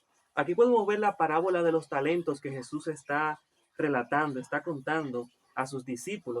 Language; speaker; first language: Spanish; native; Spanish